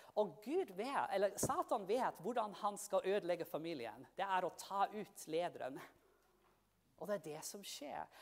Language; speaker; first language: Norwegian; non-native, fluent; English